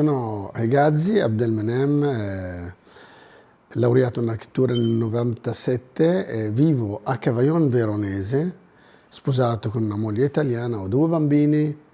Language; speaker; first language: Italian; non-native, fluent; Arabic